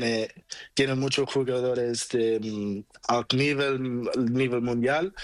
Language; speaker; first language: Spanish; non-native, learner; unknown